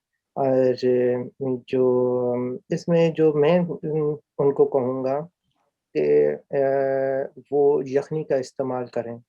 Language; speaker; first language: Urdu; native; Urdu